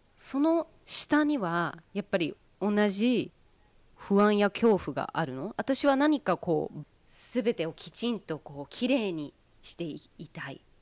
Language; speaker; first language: Japanese; early bilingual, heritage; Japanese